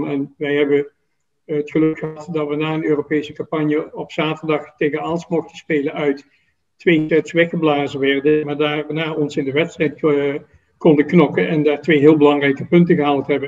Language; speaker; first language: Dutch; native; Dutch